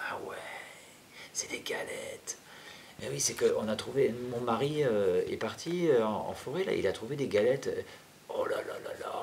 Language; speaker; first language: French; native; French